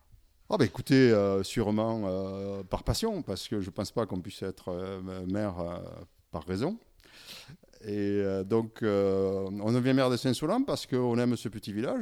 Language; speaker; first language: French; native; French